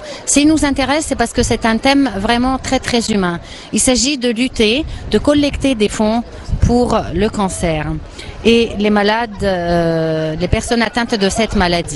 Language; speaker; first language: French; non-native, fluent; Arabic